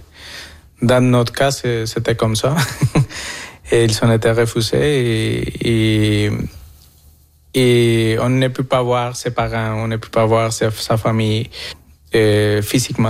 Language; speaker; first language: French; non-native, fluent; Spanish